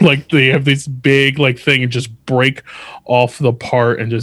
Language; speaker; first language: English; native; English